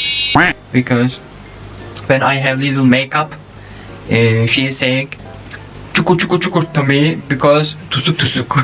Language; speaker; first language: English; non-native, learner; Turkish